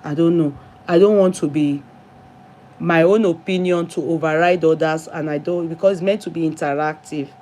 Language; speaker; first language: English; non-native, local second language; Yoruba